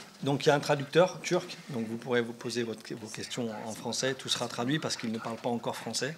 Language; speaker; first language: French; native; French